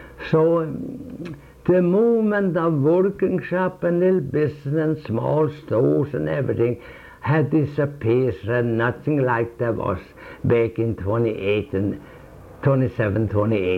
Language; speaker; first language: English; non-native, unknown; Swedish